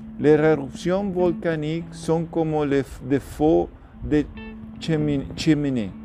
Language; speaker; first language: French; non-native, learner; Spanish